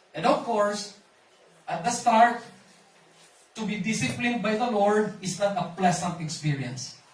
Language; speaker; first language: English; non-native, local second language; Filipino